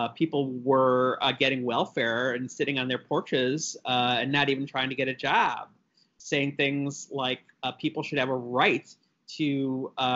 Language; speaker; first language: English; native; English